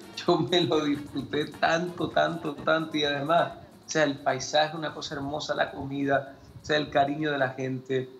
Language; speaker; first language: Spanish; early bilingual, heritage; Spanish